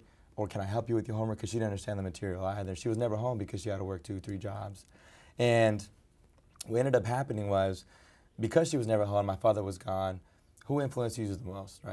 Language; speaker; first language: English; early bilingual, other home language; Spanish